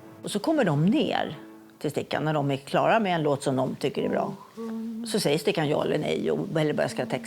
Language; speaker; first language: Swedish; native; Swedish